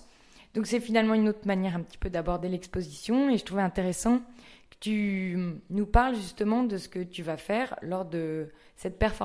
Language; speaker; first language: French; native; French